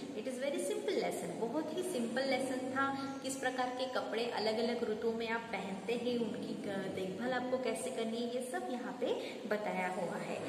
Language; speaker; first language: Hindi; non-native, local second language; Marathi